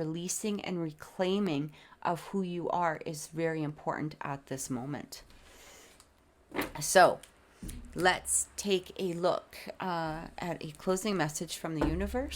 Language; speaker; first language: English; native; English